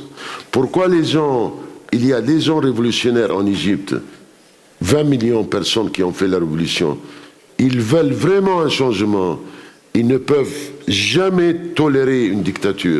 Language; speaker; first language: French; non-native, fluent; Arabic